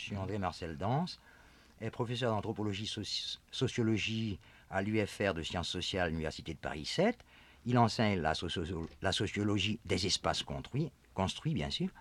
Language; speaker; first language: French; native; French